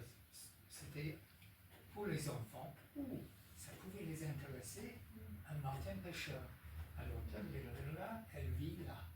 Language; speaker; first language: French; non-native, fluent; English